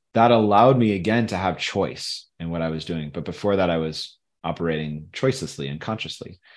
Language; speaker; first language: English; native; English